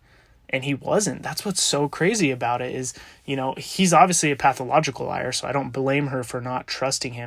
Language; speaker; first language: English; native; English